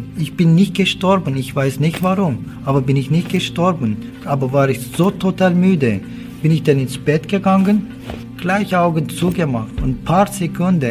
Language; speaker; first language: German; non-native, learner; Turkish